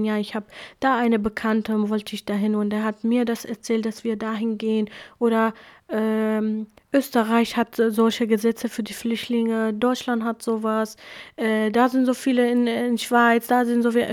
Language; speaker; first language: German; non-native, fluent; Kurdish